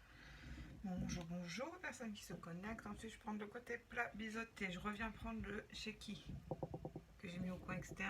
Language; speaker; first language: French; native; French